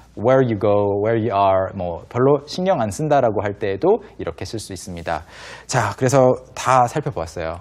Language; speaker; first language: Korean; native; Korean